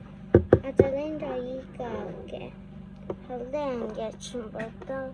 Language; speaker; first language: Cantonese; native; Cantonese